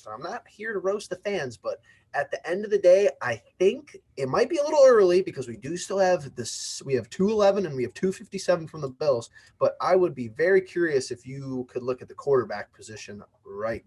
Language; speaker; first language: English; native; English